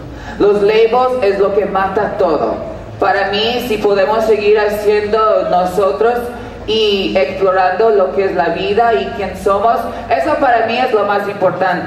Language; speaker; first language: Spanish; early bilingual, heritage; Spanish